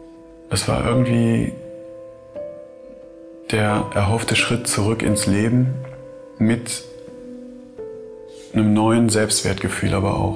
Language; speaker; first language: German; native; German